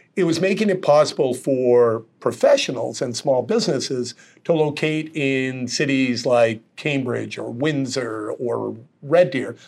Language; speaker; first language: English; native; English